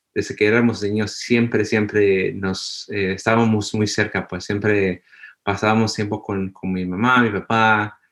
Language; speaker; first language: Spanish; early bilingual, heritage; Spanish